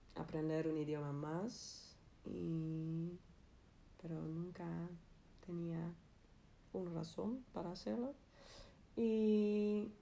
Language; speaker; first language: Spanish; non-native, learner; Dutch